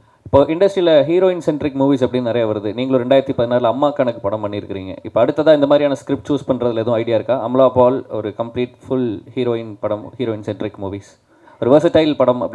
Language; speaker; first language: Tamil; native; Tamil